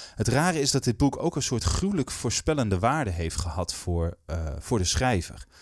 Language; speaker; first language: Dutch; native; Dutch